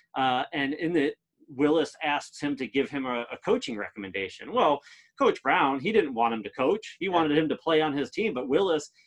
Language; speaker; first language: English; native; English